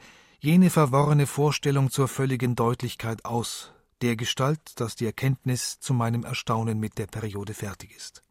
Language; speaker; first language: German; native; German